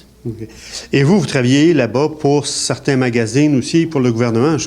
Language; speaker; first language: French; native; French